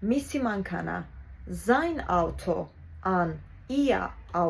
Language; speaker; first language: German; non-native, fluent; Georgian